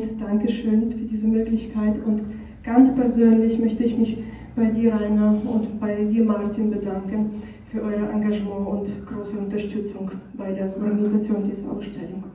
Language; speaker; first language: German; non-native, fluent; Ukrainian